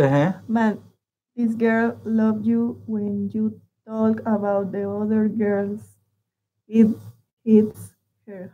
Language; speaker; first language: English; non-native, learner; Spanish